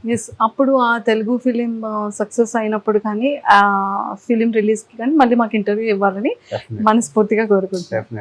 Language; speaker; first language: Telugu; native; Telugu